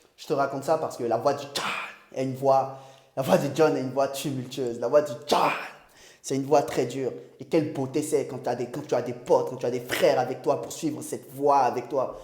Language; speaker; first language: French; non-native, local second language; Ewe